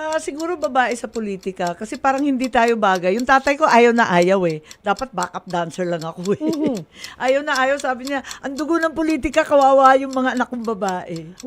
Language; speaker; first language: Filipino; native; Filipino